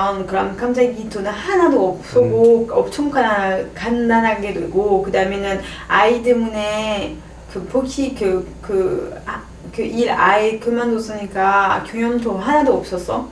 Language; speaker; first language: Korean; non-native, learner; French